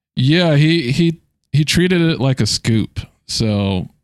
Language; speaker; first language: English; native; English